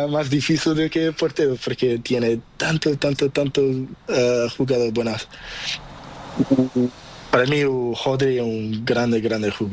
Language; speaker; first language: Spanish; non-native, learner; Portuguese